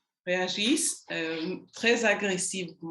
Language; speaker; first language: French; non-native, learner; Spanish